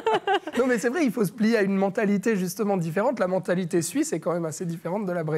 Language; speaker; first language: French; native; French